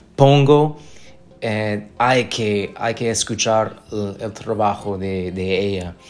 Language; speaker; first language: Spanish; non-native, fluent; English